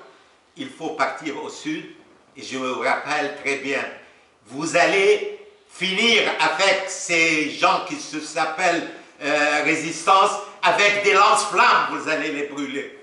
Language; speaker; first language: French; non-native, local second language; Arabic